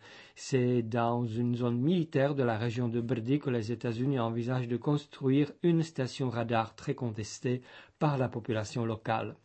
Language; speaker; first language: French; native; French